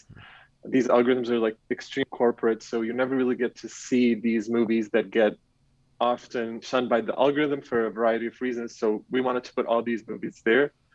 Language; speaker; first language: English; non-native, fluent; Arabic